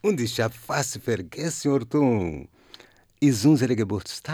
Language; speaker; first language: German; non-native, learner; Portuguese